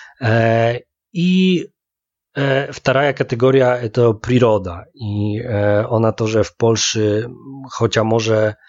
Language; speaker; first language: Polish; non-native, learner; Russian